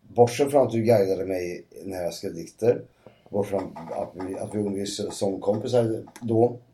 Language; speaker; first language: Swedish; native; Swedish